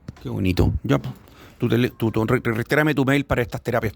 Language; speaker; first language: Spanish; native; Spanish